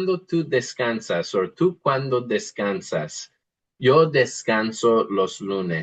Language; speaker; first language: Spanish; non-native, fluent; English